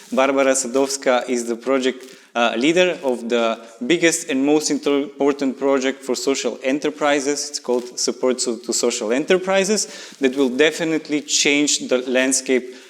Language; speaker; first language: English; non-native, fluent; Macedonian